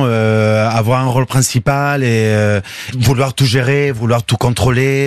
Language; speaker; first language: French; non-native, fluent; Spanish